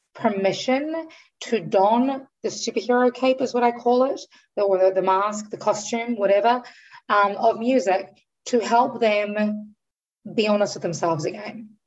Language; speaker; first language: English; native; English